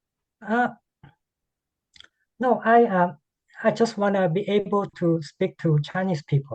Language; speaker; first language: English; non-native, learner; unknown